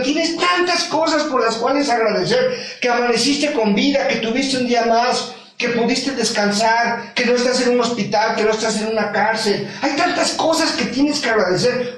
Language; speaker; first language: Spanish; native; Spanish